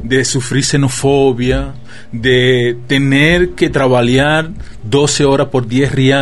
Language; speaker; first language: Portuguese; non-native, learner; Spanish